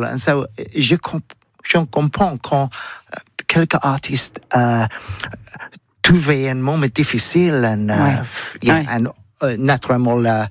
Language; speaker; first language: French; non-native, learner; English